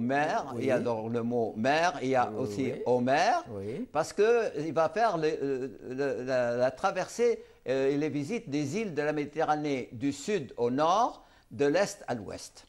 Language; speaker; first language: French; non-native, local second language; Arabic